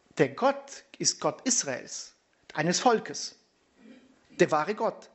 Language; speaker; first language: German; non-native, fluent; Russian